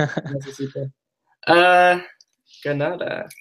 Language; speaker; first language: Spanish; non-native, learner; English